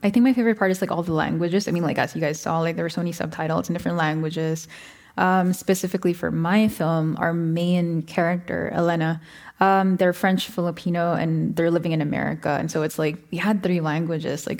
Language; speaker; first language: English; non-native, local second language; Filipino